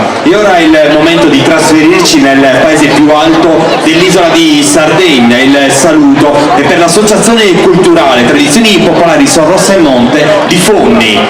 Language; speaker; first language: Italian; native; Italian